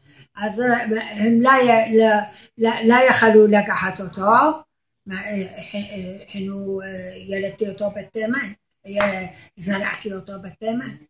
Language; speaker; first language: Hebrew; non-native, learner; Arabic